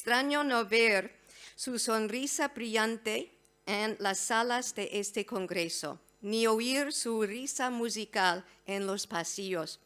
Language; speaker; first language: Spanish; non-native, fluent; English